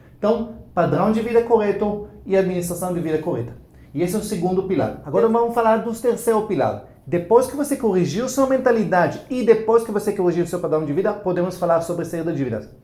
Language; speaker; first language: Portuguese; non-native, fluent; Hebrew